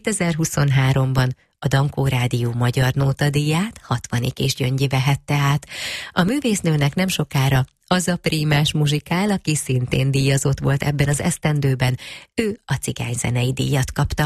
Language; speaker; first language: Hungarian; native; Hungarian